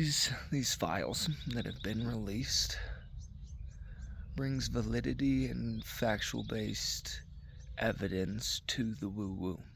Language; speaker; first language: English; native; English